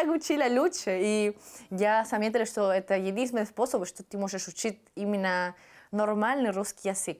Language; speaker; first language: Russian; non-native, fluent; Spanish